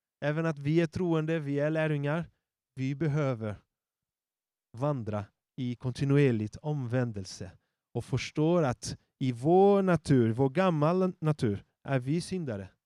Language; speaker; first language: Swedish; non-native, fluent; Portuguese